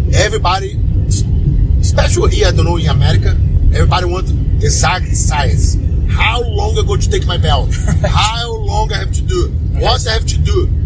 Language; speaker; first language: English; non-native, learner; Portuguese